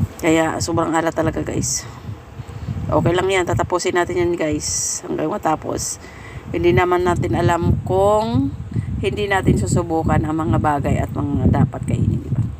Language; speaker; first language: Filipino; native; Filipino